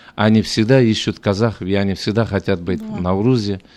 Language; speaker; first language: Russian; non-native, local second language; Kazakh